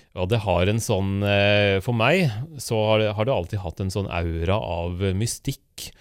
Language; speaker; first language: Norwegian; native; Norwegian